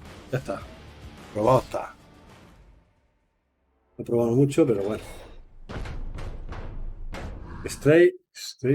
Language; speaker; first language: Spanish; native; Spanish